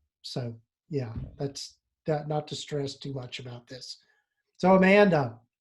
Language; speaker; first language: English; native; English